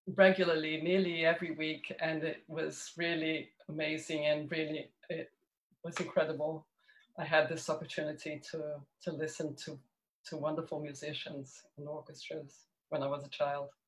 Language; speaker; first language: English; early bilingual, other home language; Portuguese